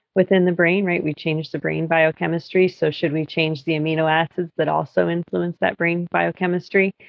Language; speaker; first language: English; native; English